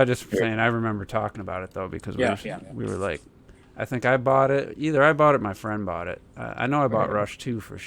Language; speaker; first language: English; native; English